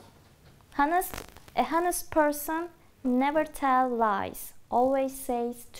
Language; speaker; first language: English; non-native, fluent; Turkish